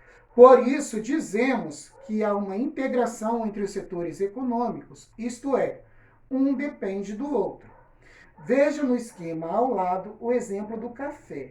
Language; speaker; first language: Portuguese; native; Portuguese